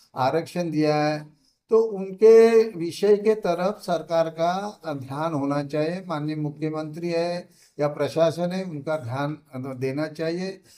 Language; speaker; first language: Hindi; non-native, local second language; Marathi